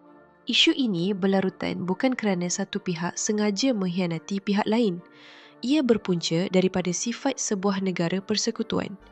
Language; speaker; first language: Malay; native; Malay